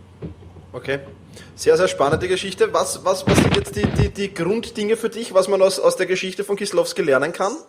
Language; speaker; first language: German; native; German